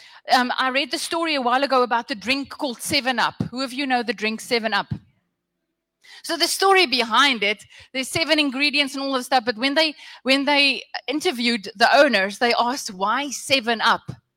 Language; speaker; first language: English; non-native, local second language; Afrikaans